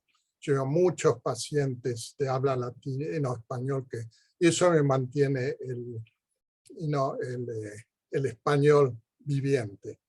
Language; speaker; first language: Spanish; early bilingual, heritage; Spanish